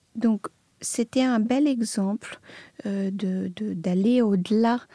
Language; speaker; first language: French; non-native, fluent; Serbian